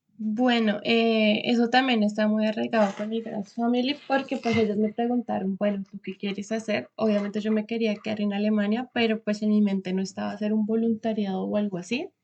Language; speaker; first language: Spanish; native; Spanish